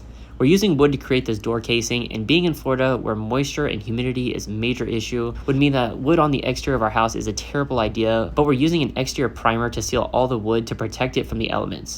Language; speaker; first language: English; native; English